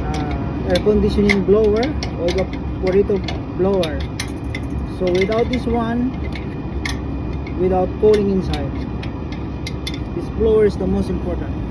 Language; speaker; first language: English; non-native, learner; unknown